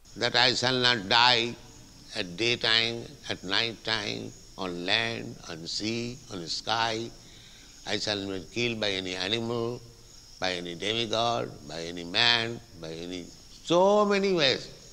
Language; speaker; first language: English; non-native, local second language; Bangla